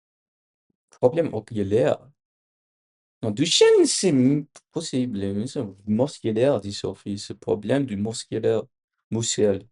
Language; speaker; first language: French; non-native, learner; English